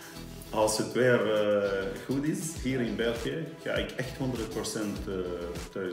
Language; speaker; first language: Dutch; non-native, learner; Arabic